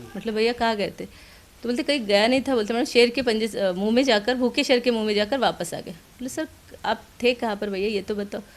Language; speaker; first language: Hindi; non-native, local second language; Marathi